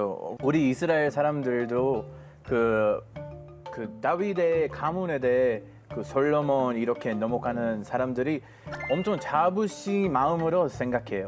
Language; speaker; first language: Korean; non-native, fluent; Hebrew